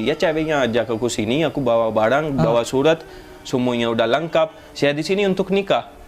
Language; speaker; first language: Indonesian; non-native, fluent; Hindi